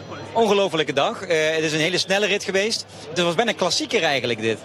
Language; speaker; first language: Dutch; native; Dutch